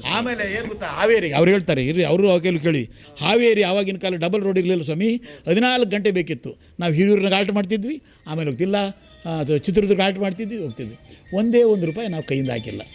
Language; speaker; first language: Kannada; native; Kannada